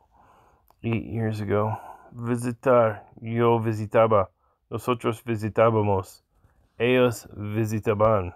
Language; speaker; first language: Spanish; non-native, learner; English